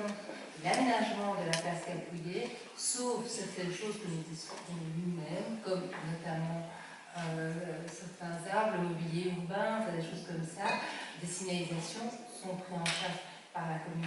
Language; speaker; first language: French; native; French